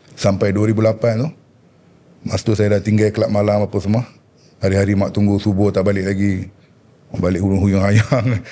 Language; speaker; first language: Malay; non-native, local second language; Tamil